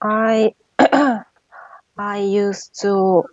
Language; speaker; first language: English; non-native, learner; Russian